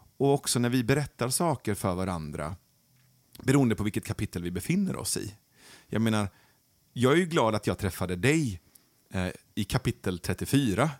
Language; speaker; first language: Swedish; early bilingual, other home language; Persian